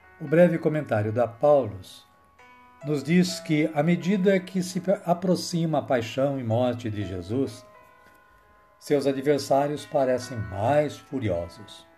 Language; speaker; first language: Portuguese; native; Portuguese